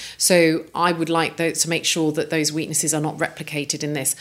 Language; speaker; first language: English; native; English